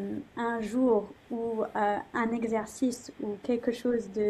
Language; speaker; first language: French; non-native, fluent; English